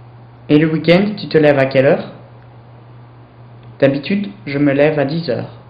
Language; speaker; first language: French; non-native, learner; English